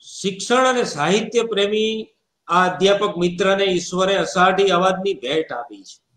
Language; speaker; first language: Gujarati; native; Gujarati